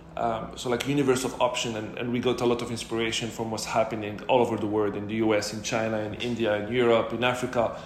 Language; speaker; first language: English; non-native, fluent; Arabic